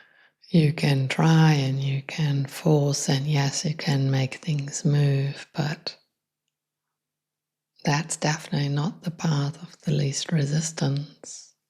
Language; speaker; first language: English; non-native, fluent; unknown